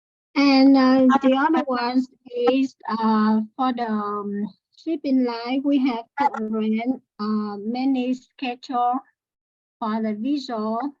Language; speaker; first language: English; non-native, learner; Vietnamese